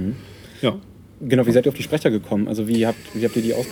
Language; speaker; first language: German; native; German